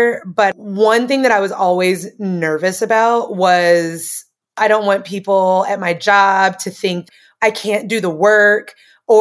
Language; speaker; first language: English; native; English